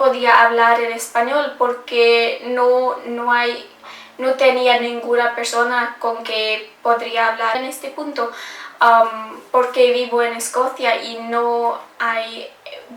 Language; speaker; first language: Spanish; non-native, learner; English